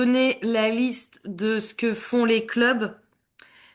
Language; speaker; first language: French; native; French